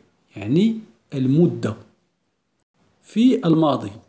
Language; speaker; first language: Arabic; native; Arabic